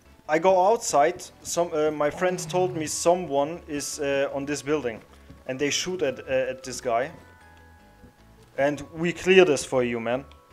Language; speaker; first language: English; non-native, learner; German